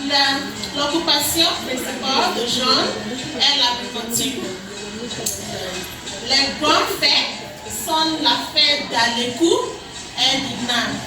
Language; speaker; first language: French; non-native, learner; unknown